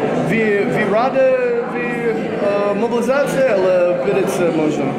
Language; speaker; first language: Russian; non-native, learner; English